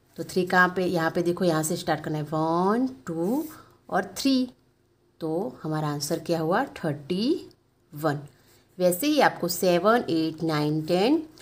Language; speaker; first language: Hindi; non-native, local second language; Gujarati